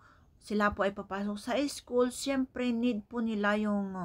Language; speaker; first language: Filipino; native; Filipino